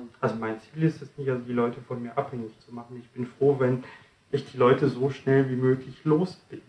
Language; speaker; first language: German; non-native, fluent; French